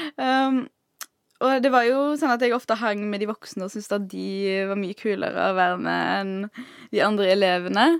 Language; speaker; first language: Norwegian; early bilingual, other home language; Arabic